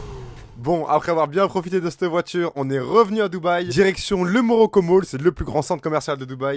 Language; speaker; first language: French; native; French